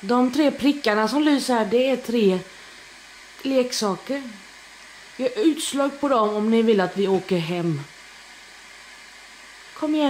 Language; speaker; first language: Swedish; native; Swedish